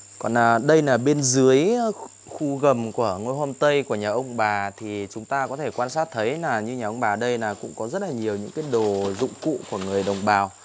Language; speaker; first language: Vietnamese; native; Vietnamese